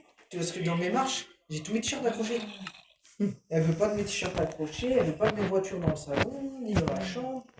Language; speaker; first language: French; native; French